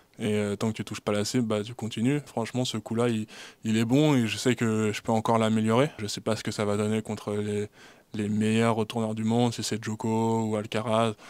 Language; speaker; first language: French; native; French